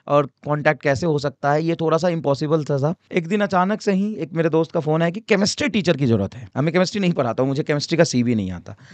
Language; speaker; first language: Hindi; native; Hindi